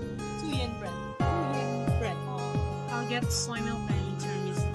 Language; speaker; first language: English; non-native, learner; Indonesian